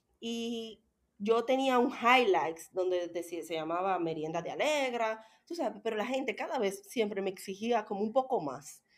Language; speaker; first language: Spanish; native; Spanish